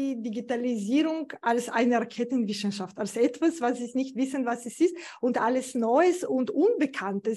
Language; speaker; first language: German; non-native, fluent; Bulgarian